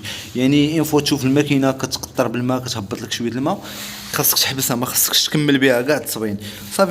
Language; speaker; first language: Arabic; native; Arabic